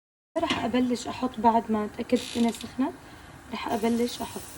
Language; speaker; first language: Arabic; native; Arabic